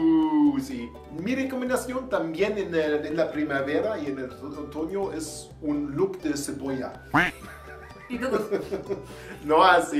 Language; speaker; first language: Spanish; non-native, learner; German